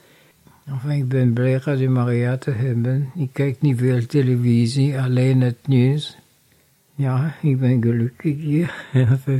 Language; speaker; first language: Dutch; non-native, fluent; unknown